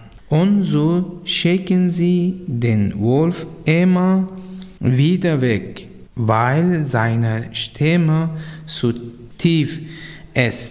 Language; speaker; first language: German; non-native, learner; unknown